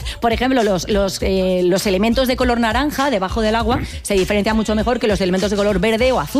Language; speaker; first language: Spanish; native; Spanish